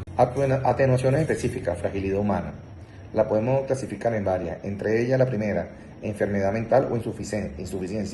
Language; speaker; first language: Spanish; native; Spanish